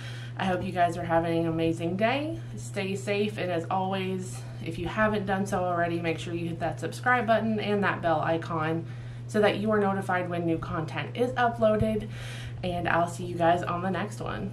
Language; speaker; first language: English; native; English